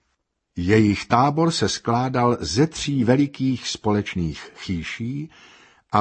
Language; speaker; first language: Czech; native; Czech